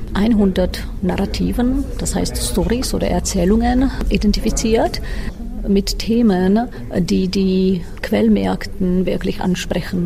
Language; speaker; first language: German; non-native, fluent; Czech